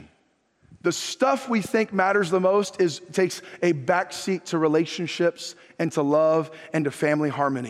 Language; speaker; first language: English; native; English